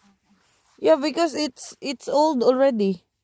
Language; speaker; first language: English; non-native, learner; Cebuano